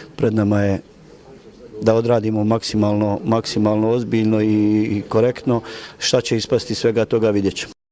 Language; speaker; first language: Bosnian; native; Bosnian